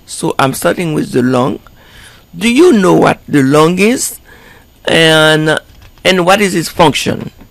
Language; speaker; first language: English; non-native, fluent; Haitian Creole